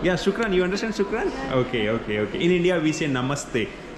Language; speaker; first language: English; non-native, local second language; Hindi